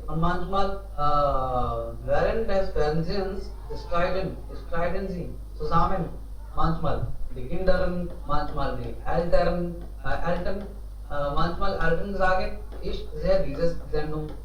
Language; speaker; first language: German; non-native, learner; Hindi